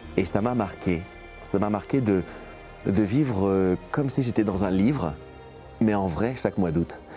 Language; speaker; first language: French; early bilingual, other home language; Portuguese